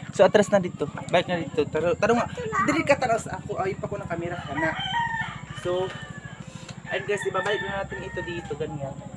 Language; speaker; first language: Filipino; non-native, local second language; Cebuano